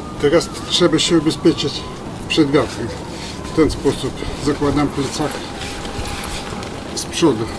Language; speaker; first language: Polish; non-native, fluent; Turkish